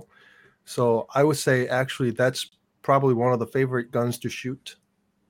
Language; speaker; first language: English; non-native, fluent; Korean